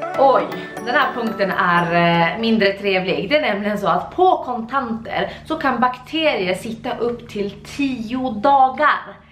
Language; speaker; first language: Swedish; native; Swedish